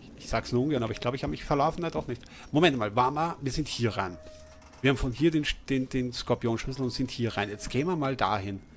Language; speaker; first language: German; native; German